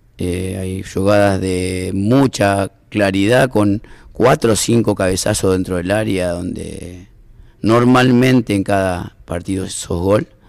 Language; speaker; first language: Spanish; native; Spanish